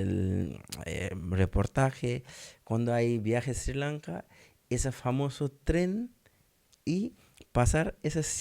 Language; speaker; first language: Spanish; non-native, learner; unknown